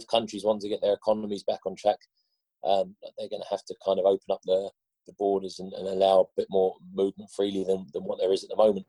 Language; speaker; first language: English; native; English